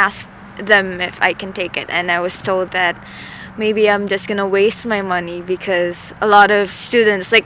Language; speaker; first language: English; non-native, local second language; Filipino